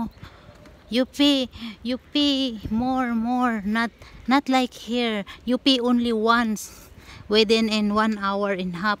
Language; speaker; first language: English; non-native, local second language; Filipino